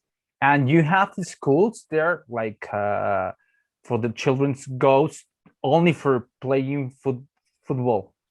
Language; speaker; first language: English; non-native, learner; Spanish